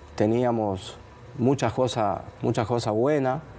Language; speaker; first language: Spanish; native; Spanish